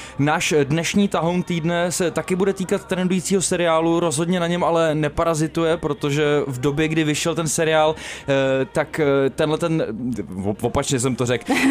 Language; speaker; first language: Czech; native; Czech